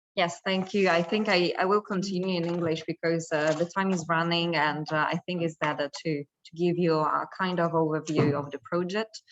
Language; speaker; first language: English; non-native, fluent; Italian